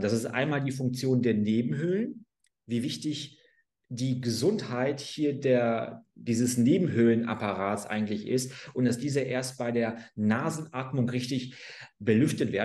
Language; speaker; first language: German; native; German